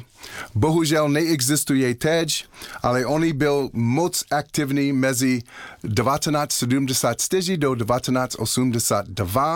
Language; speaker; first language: Czech; non-native, learner; English